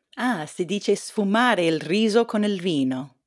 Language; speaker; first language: Italian; non-native, learner; English